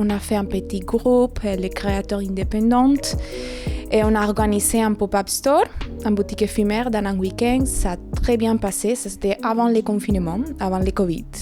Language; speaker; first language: French; non-native, fluent; Spanish